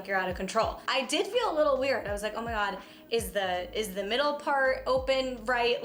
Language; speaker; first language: English; native; English